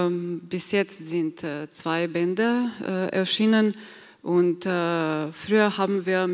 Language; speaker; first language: German; non-native, fluent; Slovenian